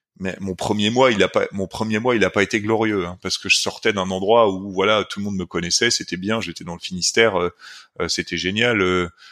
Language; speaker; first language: French; native; French